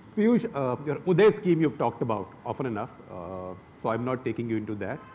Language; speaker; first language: English; non-native, local second language; Hindi